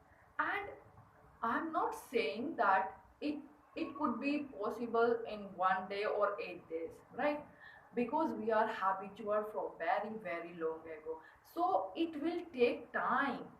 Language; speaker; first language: English; non-native, learner; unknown